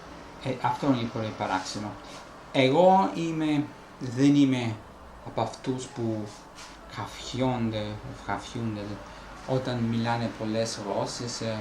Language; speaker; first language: Greek; non-native, fluent; Italian